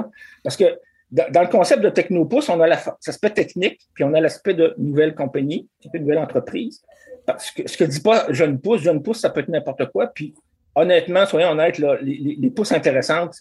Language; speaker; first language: French; native; French